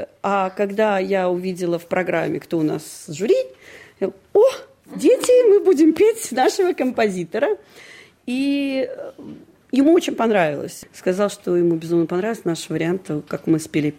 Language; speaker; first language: Russian; native; Russian